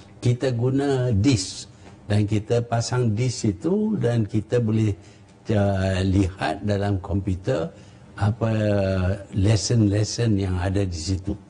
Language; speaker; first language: Malay; native; Malay